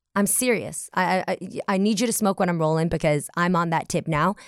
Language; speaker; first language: English; early bilingual, other home language; Vietnamese